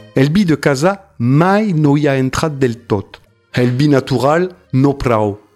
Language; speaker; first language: Catalan; non-native, fluent; French